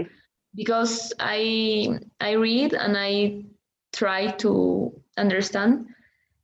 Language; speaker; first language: English; non-native, learner; Spanish